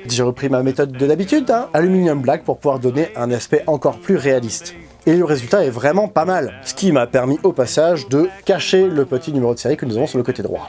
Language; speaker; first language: French; native; French